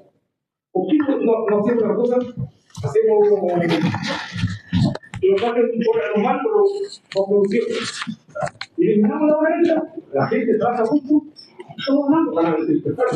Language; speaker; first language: Spanish; native; Spanish